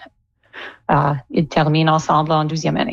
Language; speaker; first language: French; non-native, local second language; English